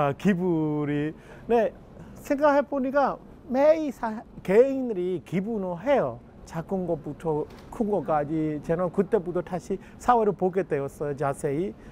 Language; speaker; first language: Korean; non-native, fluent; Burmese